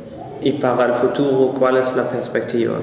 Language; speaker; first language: Spanish; non-native, fluent; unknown